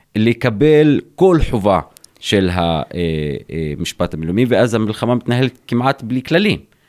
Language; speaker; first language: Hebrew; non-native, local second language; Arabic